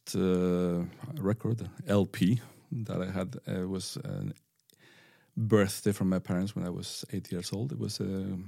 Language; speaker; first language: English; non-native, fluent; Spanish